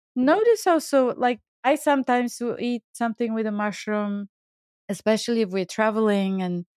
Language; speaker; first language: English; non-native, fluent; Bulgarian